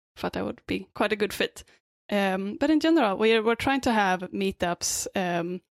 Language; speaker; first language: English; non-native, fluent; Swedish